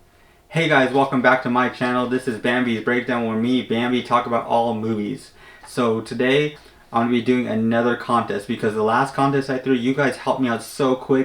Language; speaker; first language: English; native; English